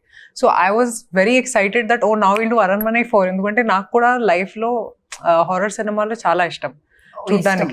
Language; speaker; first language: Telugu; non-native, fluent; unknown